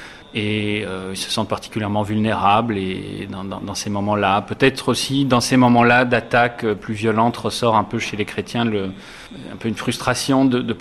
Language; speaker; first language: French; native; French